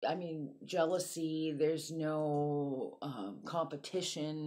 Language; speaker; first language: English; native; English